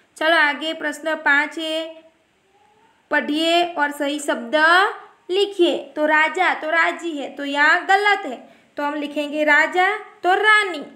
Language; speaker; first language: Hindi; non-native, local second language; Gujarati